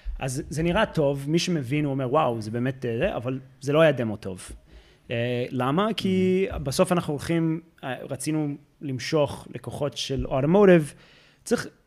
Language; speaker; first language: Hebrew; early bilingual, heritage; Hebrew